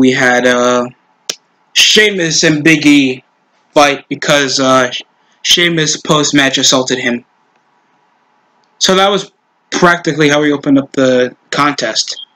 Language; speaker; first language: English; native; English